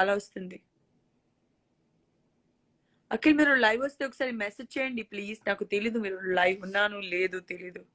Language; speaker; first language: Telugu; non-native, local second language; Gujarati